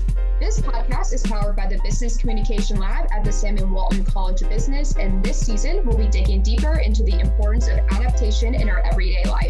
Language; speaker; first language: English; native; English